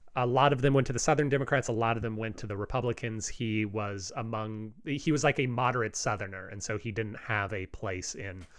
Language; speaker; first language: English; native; English